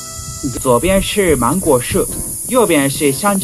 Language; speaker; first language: Chinese; non-native, fluent; Japanese